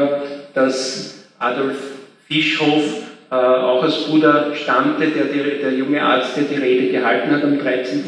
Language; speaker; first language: German; native; German